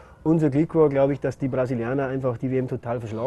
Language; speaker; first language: German; native; German